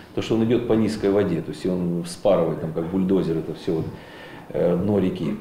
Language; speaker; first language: Russian; native; Russian